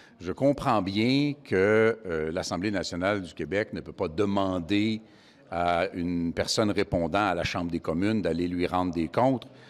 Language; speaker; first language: French; native; French